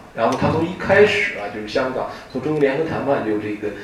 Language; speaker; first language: Chinese; native; Chinese